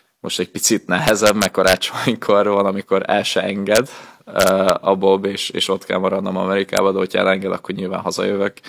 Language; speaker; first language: Hungarian; native; Hungarian